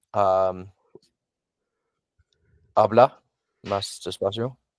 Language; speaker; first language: Spanish; non-native, learner; English